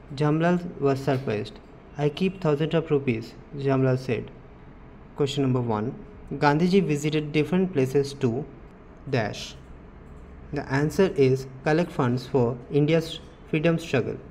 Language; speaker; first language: English; non-native, local second language; Bangla